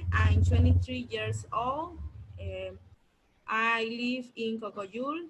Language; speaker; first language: English; non-native, learner; Spanish